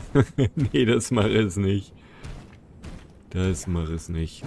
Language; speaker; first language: German; native; German